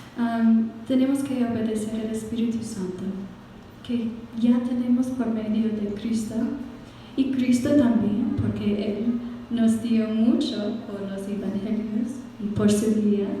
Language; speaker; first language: Spanish; non-native, fluent; English